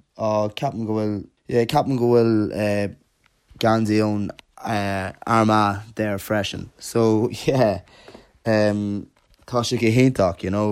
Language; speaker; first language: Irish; non-native, local second language; English